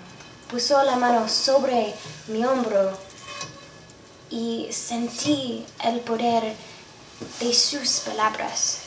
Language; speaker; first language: Spanish; non-native, learner; English